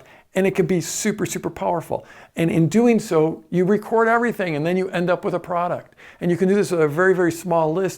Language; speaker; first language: English; native; English